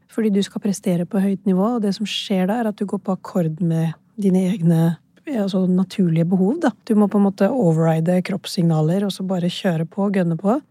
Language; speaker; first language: Norwegian; early bilingual, other home language; Urdu